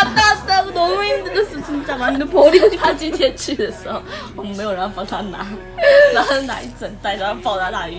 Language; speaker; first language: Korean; non-native, learner; Chinese